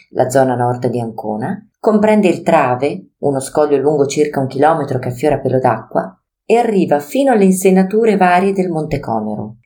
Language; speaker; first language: Italian; native; Italian